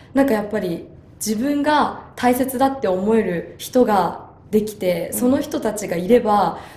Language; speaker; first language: Japanese; native; Japanese